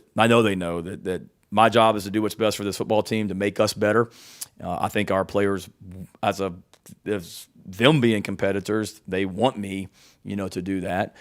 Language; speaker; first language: English; native; English